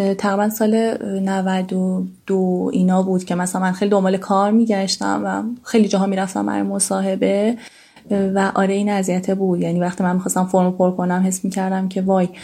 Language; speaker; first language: Persian; native; Persian